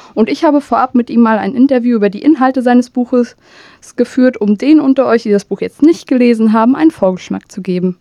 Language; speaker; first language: German; native; German